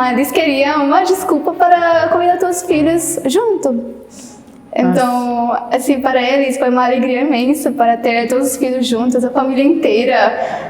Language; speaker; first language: Portuguese; non-native, fluent; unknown